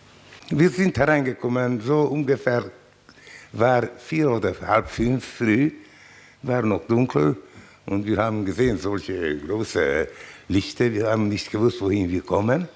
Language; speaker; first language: German; non-native, learner; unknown